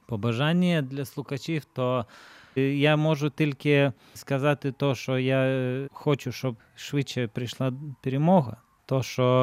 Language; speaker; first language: Ukrainian; non-native, learner; Lithuanian